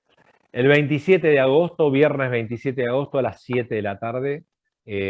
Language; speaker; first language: Spanish; native; Spanish